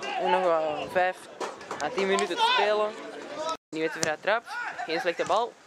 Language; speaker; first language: Dutch; native; Dutch